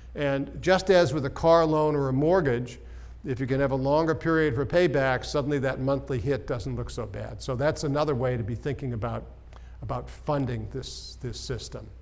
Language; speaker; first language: English; native; English